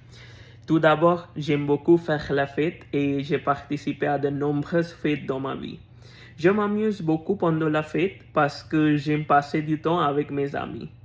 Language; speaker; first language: French; non-native, learner; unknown